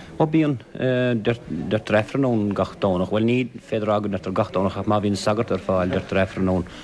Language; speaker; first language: Irish; native; Irish